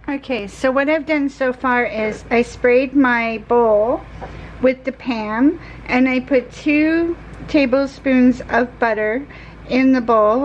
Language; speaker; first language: English; native; English